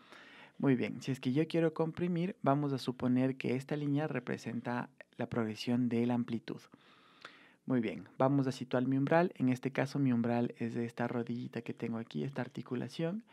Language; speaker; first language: Spanish; native; Spanish